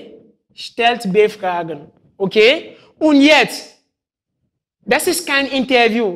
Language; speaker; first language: German; non-native, fluent; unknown